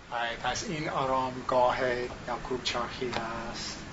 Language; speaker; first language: Tajik; non-native, learner; English